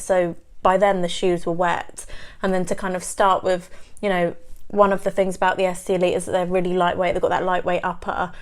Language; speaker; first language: English; native; English